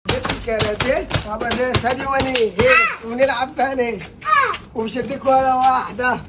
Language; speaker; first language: Arabic; native; Arabic